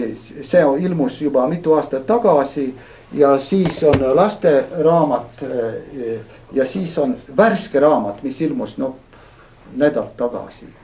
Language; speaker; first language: Estonian; non-native, fluent; Latvian